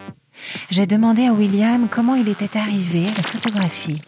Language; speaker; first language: French; native; French